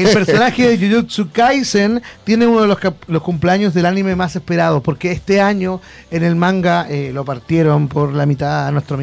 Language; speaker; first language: Spanish; native; Spanish